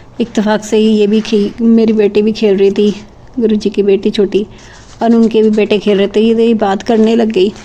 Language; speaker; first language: Hindi; native; Hindi